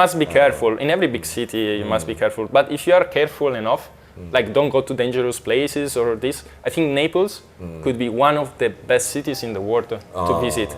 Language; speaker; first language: English; non-native, fluent; Italian